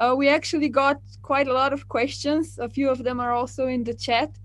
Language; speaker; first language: English; non-native, fluent; Slovenian